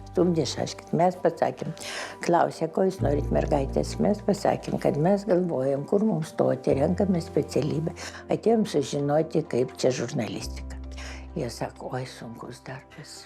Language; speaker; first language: Lithuanian; non-native, local second language; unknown